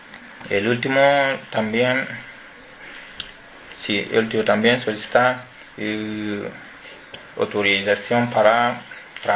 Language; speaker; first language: Spanish; non-native, learner; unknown